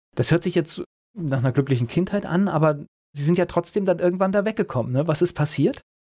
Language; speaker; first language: German; native; German